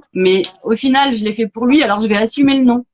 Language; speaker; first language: French; native; French